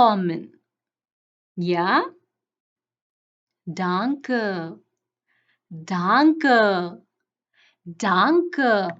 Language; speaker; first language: German; non-native, fluent; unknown